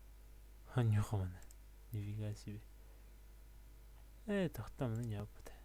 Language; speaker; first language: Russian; non-native, local second language; Yakut